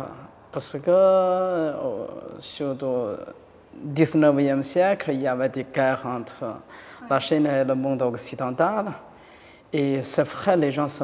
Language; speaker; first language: French; non-native, fluent; Chinese